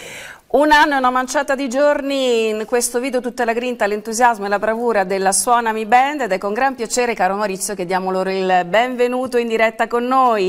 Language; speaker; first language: Italian; native; Italian